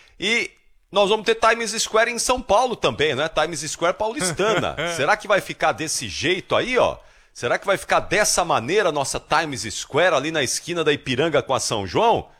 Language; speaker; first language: Portuguese; native; Portuguese